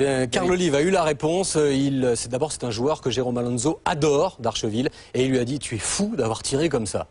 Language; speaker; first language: French; native; French